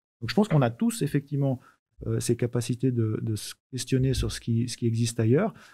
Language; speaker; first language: French; native; French